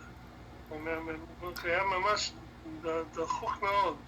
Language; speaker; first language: Hebrew; non-native, fluent; English